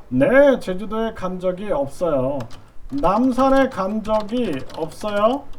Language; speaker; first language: Korean; native; Korean